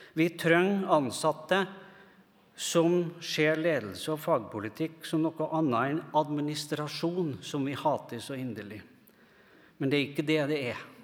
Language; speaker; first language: Norwegian; native; Norwegian